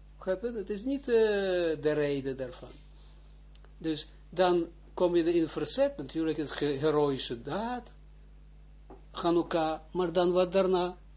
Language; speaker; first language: Dutch; non-native, fluent; Hebrew